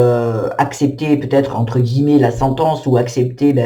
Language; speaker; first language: French; native; French